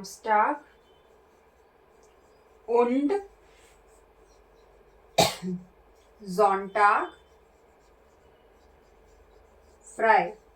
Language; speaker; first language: German; non-native, fluent; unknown